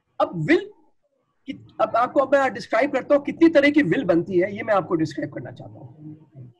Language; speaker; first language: Hindi; non-native, local second language; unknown